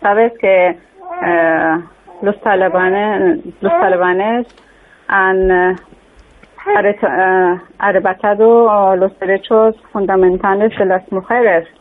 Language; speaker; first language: Spanish; non-native, learner; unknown